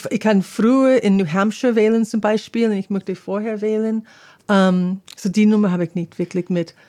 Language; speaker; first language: German; non-native, learner; English